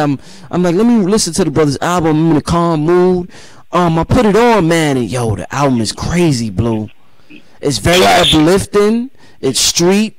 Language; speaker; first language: English; native; English